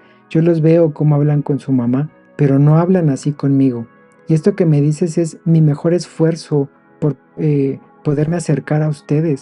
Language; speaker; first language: Spanish; native; Spanish